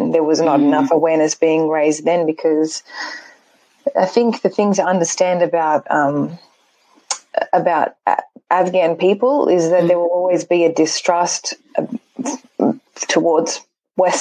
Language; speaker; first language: English; early bilingual, other home language; Persian